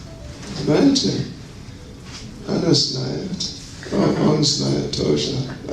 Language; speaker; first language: Russian; non-native, learner; English